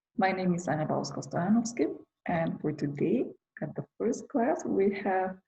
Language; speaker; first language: English; non-native, fluent; Macedonian